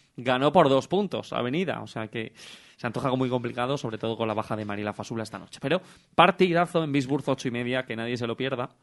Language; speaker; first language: Spanish; native; Spanish